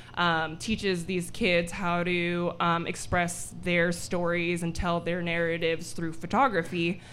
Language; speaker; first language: English; early bilingual, other home language; Filipino